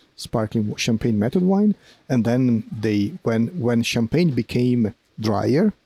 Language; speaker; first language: English; non-native, fluent; Italian